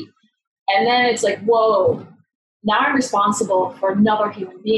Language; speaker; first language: English; native; English